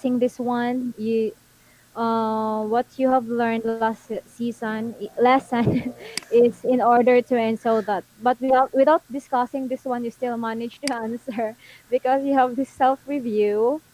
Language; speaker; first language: English; non-native, local second language; Filipino